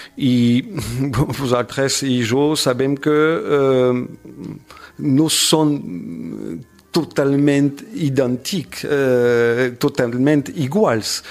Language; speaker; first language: Catalan; non-native, fluent; French